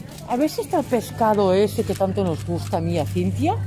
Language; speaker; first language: Spanish; native; Spanish